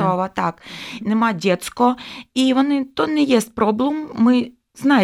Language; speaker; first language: Ukrainian; non-native, local second language; Russian